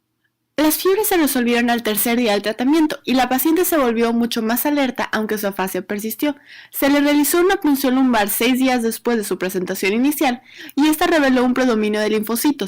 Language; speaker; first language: Spanish; native; Spanish